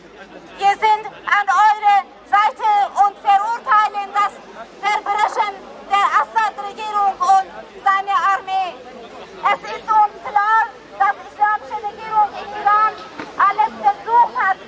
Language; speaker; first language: German; non-native, learner; Persian